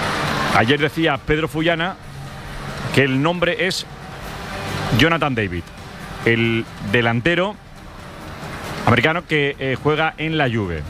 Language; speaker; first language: Spanish; native; Spanish